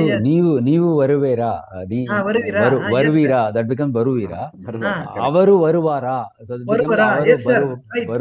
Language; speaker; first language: Kannada; non-native, learner; Tamil